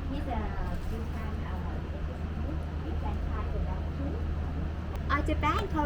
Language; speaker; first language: English; non-native, learner; Thai